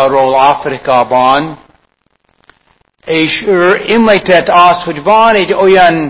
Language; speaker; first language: Hungarian; non-native, fluent; English